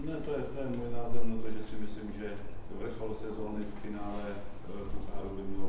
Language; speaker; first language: Polish; non-native, learner; Czech